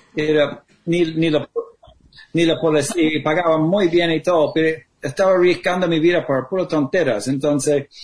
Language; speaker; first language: Spanish; non-native, fluent; English